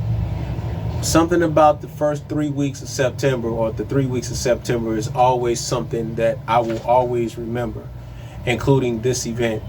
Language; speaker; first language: English; native; English